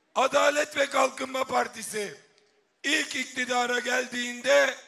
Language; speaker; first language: Turkish; native; Turkish